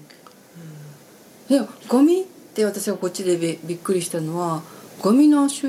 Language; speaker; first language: Japanese; native; Japanese